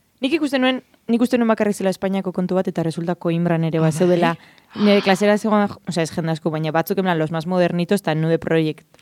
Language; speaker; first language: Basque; non-native, local second language; Spanish